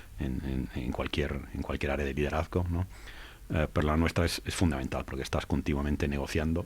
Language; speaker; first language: Spanish; non-native, fluent; English